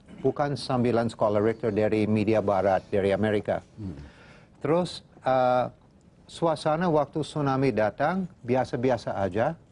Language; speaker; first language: Indonesian; non-native, fluent; English